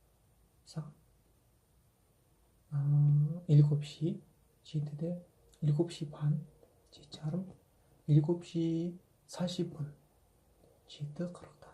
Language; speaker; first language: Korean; non-native, fluent; Kazakh